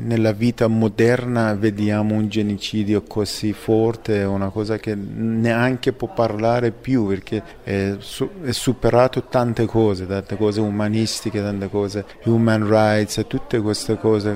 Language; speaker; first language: Italian; non-native, fluent; Persian